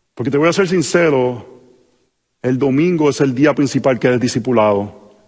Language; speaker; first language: Spanish; native; Spanish